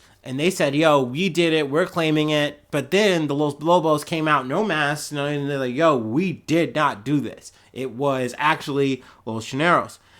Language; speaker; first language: English; native; English